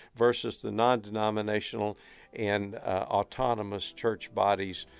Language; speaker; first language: English; native; English